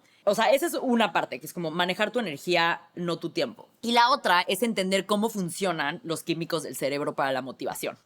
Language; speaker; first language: Spanish; native; Spanish